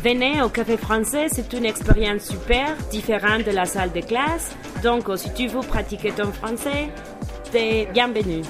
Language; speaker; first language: French; non-native, learner; Spanish